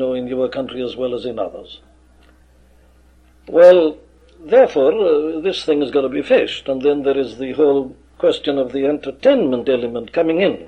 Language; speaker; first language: English; native; English